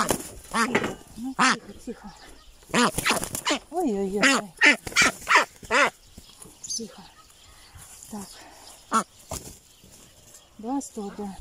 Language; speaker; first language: Russian; native; Russian